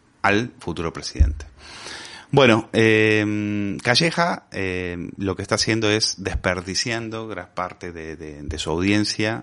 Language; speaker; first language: Spanish; native; Spanish